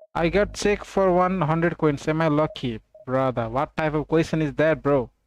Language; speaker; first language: English; non-native, local second language; Nepali